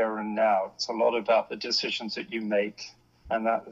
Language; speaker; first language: English; native; English